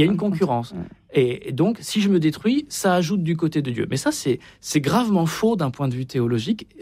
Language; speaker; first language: French; native; French